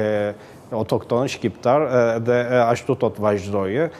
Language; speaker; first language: Albanian; early bilingual, heritage; Albanian